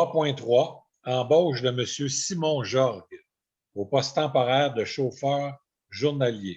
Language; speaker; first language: French; native; French